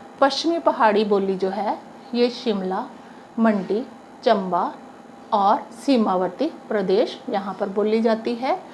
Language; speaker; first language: Hindi; non-native, local second language; Punjabi